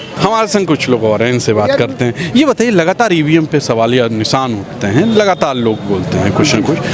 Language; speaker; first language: Hindi; native; Hindi